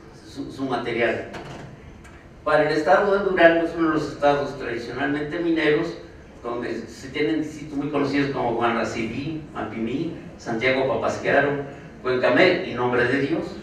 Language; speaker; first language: Spanish; native; Spanish